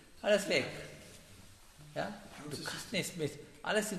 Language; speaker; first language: German; non-native, learner; Sinhala